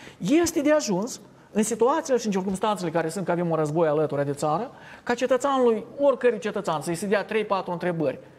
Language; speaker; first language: Romanian; native; Romanian